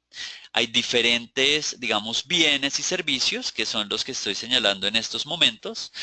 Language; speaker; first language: Spanish; native; Spanish